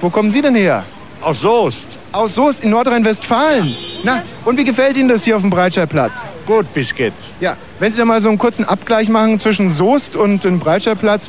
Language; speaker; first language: German; native; German